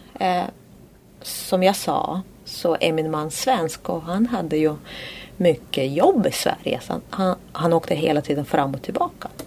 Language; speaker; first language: Swedish; non-native, fluent; Russian